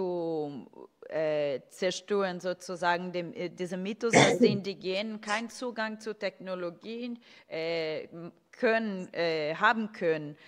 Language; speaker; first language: German; non-native, fluent; Portuguese